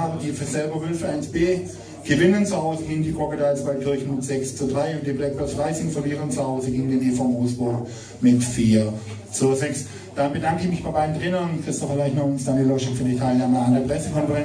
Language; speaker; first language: German; native; German